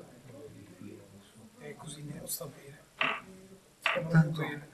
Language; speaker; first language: Italian; native; Italian